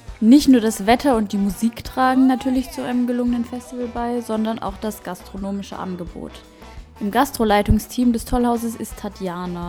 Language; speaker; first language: German; native; German